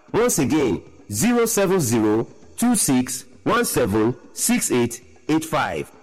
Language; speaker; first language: Nigerian Pidgin; native; Nigerian Pidgin